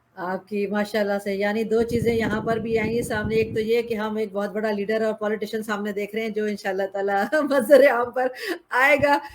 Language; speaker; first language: Urdu; native; Urdu